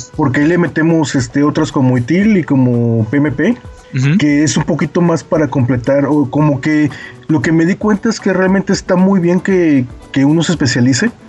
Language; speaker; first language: Spanish; native; Spanish